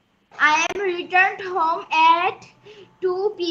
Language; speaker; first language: English; non-native, learner; Bangla